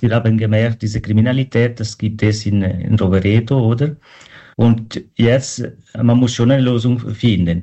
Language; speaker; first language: German; non-native, local second language; Italian